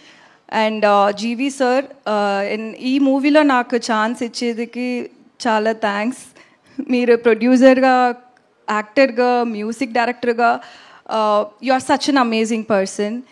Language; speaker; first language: Telugu; non-native, learner; Tamil